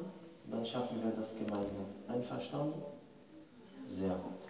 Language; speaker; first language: German; non-native, fluent; Arabic